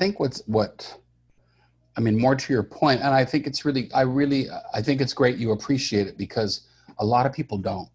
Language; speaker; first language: English; native; English